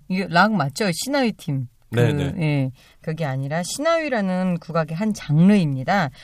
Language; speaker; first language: Korean; native; Korean